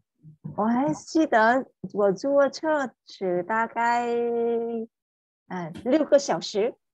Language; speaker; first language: Chinese; non-native, fluent; Vietnamese